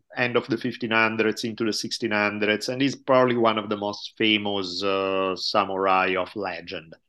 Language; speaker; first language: English; non-native, fluent; Italian